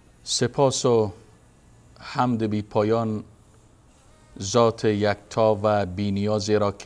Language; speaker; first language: Persian; native; Persian